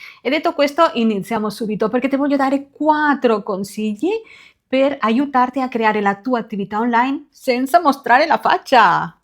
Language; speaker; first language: Italian; non-native, fluent; Spanish